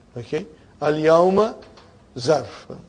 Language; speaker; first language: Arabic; non-native, fluent; English